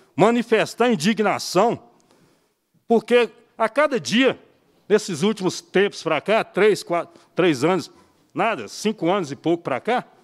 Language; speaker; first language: Portuguese; native; Portuguese